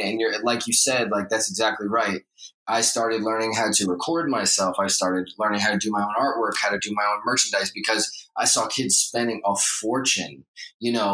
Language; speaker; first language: English; native; English